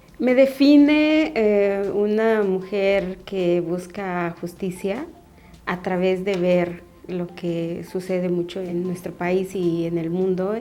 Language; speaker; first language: Spanish; non-native, local second language; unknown